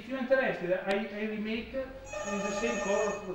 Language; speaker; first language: English; non-native, learner; Italian